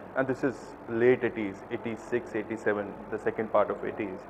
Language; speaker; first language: English; non-native, local second language; Kashmiri